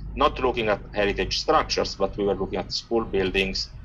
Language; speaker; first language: English; non-native, fluent; Italian